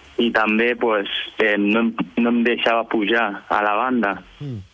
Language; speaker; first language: Catalan; early bilingual, other home language; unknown